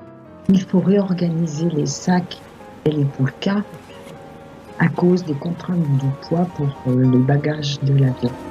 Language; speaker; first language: French; native; French